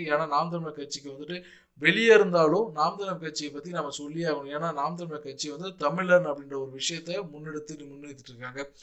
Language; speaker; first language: Tamil; native; Tamil